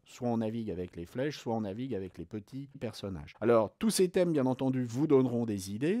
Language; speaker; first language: French; native; French